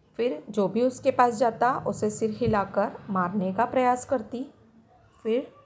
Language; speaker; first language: Hindi; non-native, local second language; Marathi